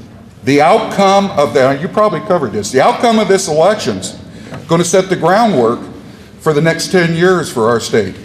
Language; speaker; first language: English; native; English